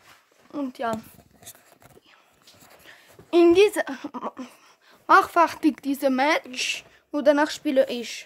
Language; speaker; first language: German; non-native, learner; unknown